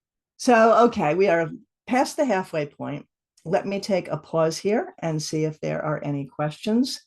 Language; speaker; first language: English; native; English